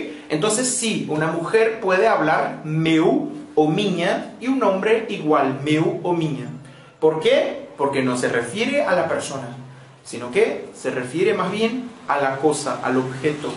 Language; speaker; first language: Spanish; non-native, fluent; Portuguese